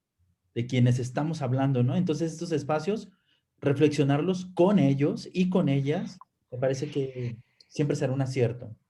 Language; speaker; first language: Spanish; native; Spanish